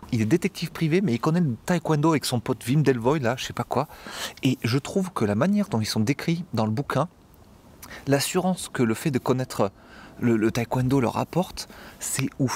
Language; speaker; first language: French; native; French